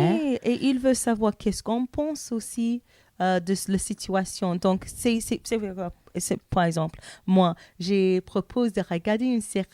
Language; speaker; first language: French; non-native, learner; English